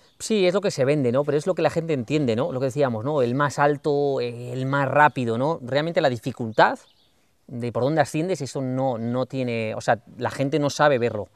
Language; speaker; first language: Spanish; native; Spanish